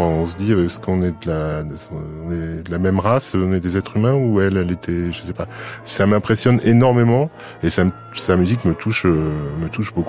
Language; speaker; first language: French; native; French